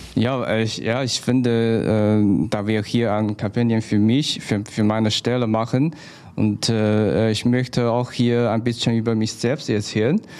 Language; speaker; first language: German; non-native, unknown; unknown